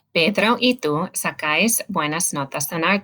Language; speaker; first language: Spanish; non-native, learner; English